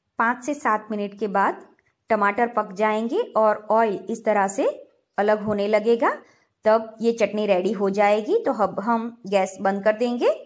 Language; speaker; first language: Hindi; non-native, local second language; Gujarati